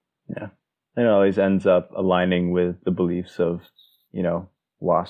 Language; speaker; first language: English; native; English